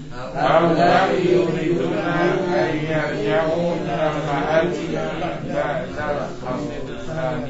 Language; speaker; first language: Arabic; non-native, learner; Indonesian